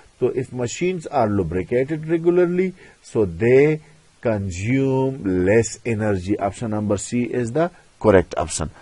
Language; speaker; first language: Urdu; non-native, local second language; Pashto